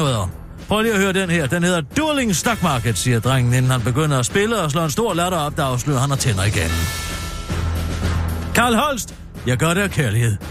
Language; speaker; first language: Danish; native; Danish